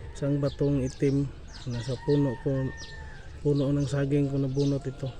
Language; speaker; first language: Filipino; non-native, local second language; Cebuano